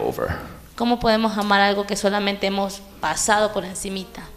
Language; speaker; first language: Spanish; native; Spanish